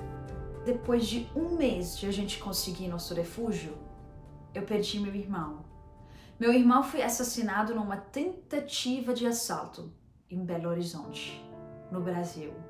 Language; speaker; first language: Portuguese; non-native, fluent; Arabic